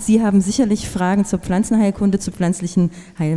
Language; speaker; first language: German; native; German